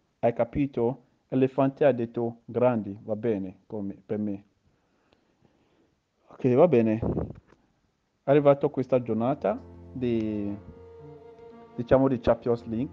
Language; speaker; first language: Italian; non-native, learner; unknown